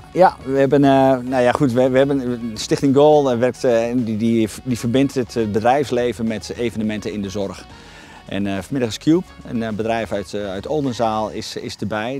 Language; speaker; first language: Dutch; native; Dutch